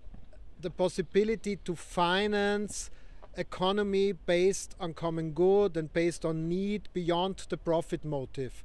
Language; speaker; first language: English; non-native, fluent; German